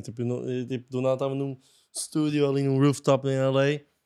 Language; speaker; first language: Portuguese; non-native, fluent; Japanese